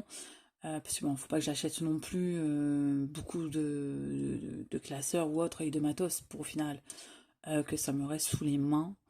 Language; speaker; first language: French; native; French